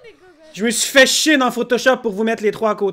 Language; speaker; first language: French; native; French